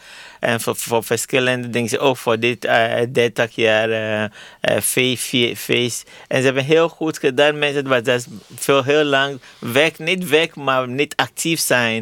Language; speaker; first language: Dutch; non-native, learner; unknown